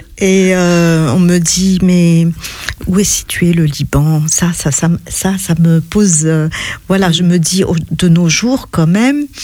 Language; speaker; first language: French; non-native, local second language; Arabic